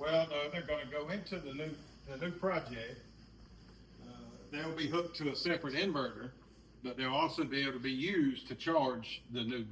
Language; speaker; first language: English; native; English